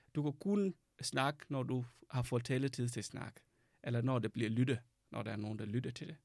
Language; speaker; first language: Danish; non-native, fluent; Arabic